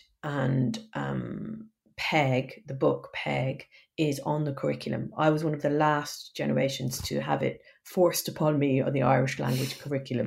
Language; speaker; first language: English; native; English